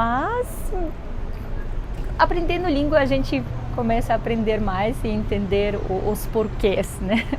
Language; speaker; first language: Portuguese; non-native, fluent; Russian